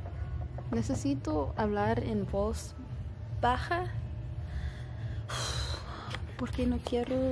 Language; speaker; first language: Spanish; non-native, learner; English